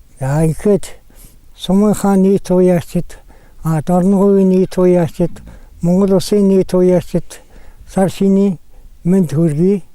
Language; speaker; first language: Mongolian; native; Mongolian